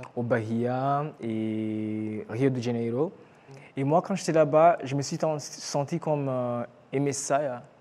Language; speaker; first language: French; non-native, local second language; Kinyarwanda